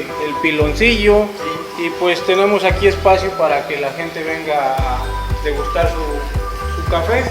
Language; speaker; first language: Spanish; native; Spanish